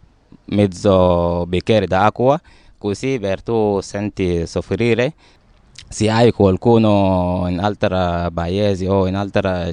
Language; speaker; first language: Italian; non-native, learner; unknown